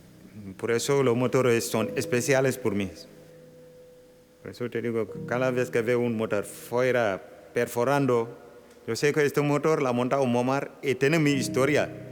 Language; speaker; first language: Spanish; non-native, local second language; Wolof